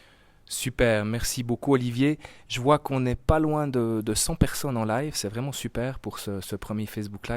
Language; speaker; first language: French; native; French